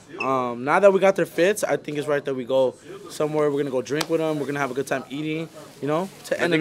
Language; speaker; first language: English; early bilingual, other home language; Spanish